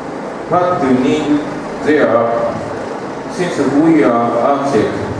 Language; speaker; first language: English; non-native, learner; Japanese